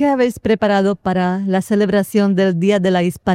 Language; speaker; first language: Spanish; non-native, fluent; Slovak